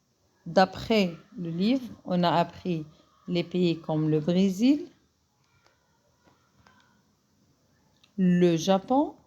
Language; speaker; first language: French; non-native, fluent; Arabic